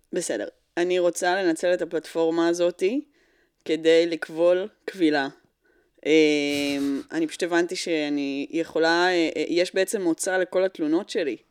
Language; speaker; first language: Hebrew; early bilingual, other home language; English